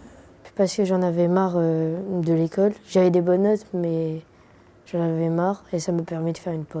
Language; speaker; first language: French; native; French